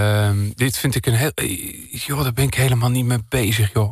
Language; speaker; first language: Dutch; native; Dutch